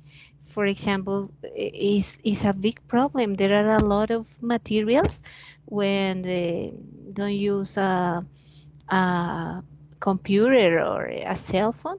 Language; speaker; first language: English; non-native, learner; Spanish